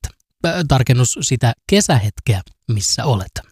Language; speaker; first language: Finnish; native; Finnish